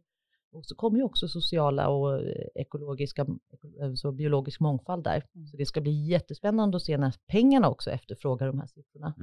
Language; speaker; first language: Swedish; native; Swedish